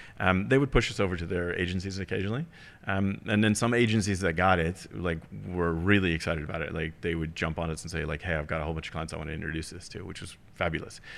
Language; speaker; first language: English; early bilingual, heritage; German